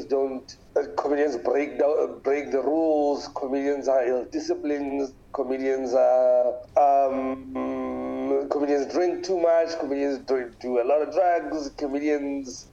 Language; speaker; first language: English; non-native, local second language; Tswana